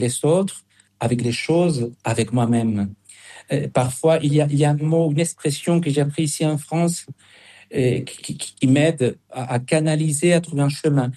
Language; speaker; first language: French; non-native, fluent; Spanish